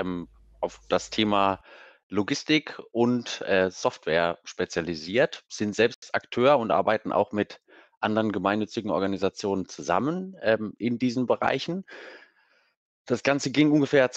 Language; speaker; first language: German; native; German